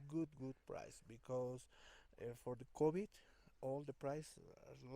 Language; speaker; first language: English; non-native, learner; Spanish